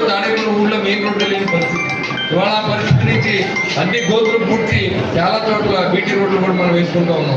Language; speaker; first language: Telugu; native; Telugu